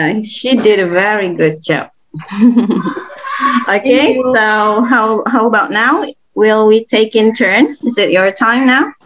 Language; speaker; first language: English; non-native, fluent; Indonesian